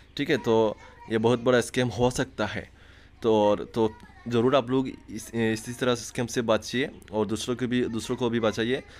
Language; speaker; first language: Hindi; non-native, local second language; Bangla